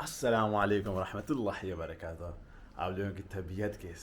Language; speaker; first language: Hindi; non-native, local second language; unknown